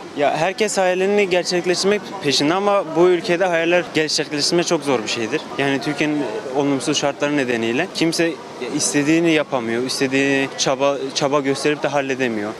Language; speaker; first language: Turkish; native; Turkish